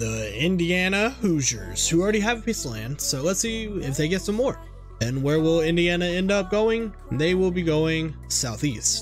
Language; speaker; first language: English; native; English